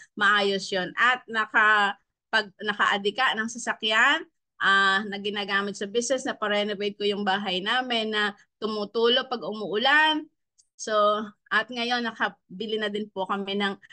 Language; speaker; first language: Filipino; native; Filipino